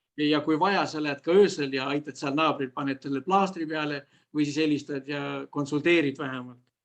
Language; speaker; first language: Estonian; native; Estonian